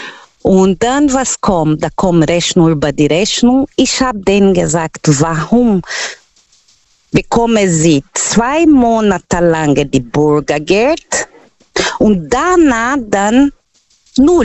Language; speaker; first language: German; non-native, learner; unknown